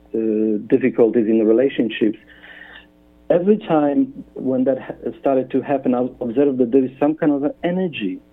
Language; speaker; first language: English; non-native, fluent; Polish